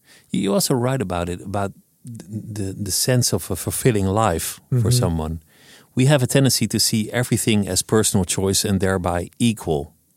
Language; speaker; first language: English; non-native, fluent; Dutch